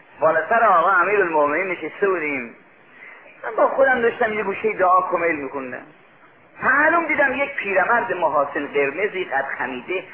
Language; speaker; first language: Persian; native; Persian